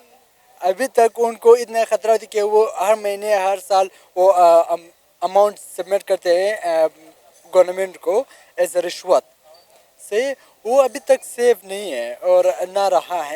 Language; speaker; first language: Hindi; non-native, local second language; Pashto